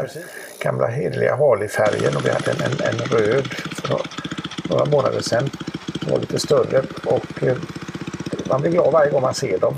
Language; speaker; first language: Swedish; native; Swedish